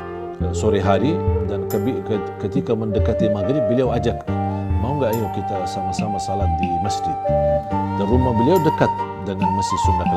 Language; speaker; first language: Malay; non-native, fluent; Arabic